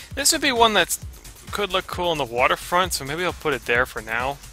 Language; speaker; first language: English; native; English